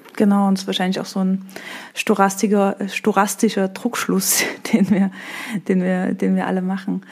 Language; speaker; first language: German; native; German